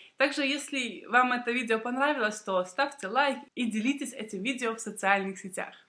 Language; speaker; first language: Russian; native; Russian